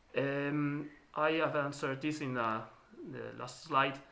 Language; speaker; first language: English; non-native, learner; Italian